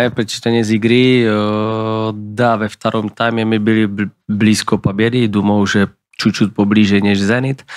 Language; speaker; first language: Russian; non-native, fluent; Czech